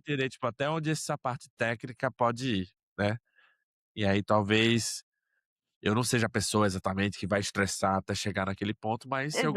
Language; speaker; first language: Portuguese; native; Portuguese